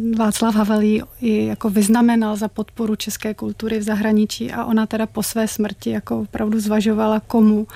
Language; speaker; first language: Czech; native; Czech